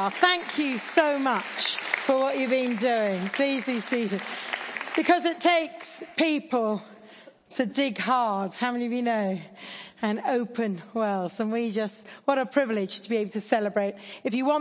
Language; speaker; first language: English; native; English